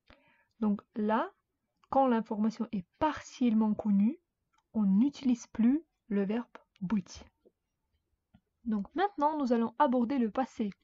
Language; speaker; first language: French; non-native, fluent; Russian